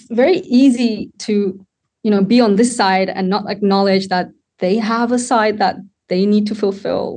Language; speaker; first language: English; non-native, local second language; Tamil